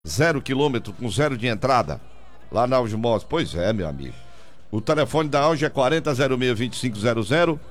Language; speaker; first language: Portuguese; native; Portuguese